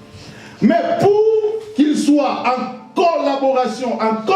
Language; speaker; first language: French; non-native, local second language; Lingala